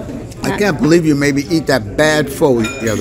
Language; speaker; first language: English; native; English